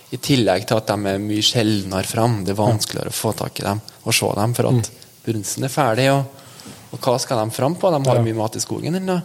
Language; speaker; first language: Norwegian; native; Norwegian